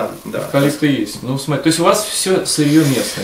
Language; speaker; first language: Russian; native; Russian